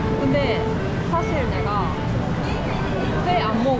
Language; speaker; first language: Korean; non-native, learner; Japanese